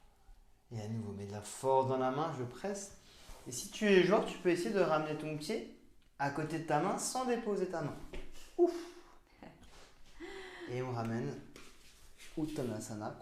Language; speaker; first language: French; native; French